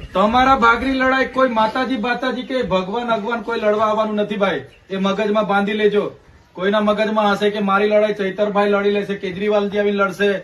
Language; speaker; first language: Gujarati; non-native, local second language; Vasavi